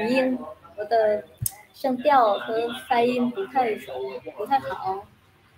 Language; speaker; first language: Chinese; non-native, learner; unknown